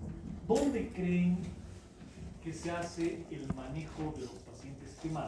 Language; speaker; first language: Spanish; native; Spanish